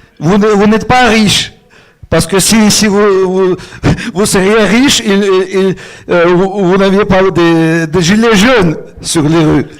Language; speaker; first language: French; non-native, fluent; Russian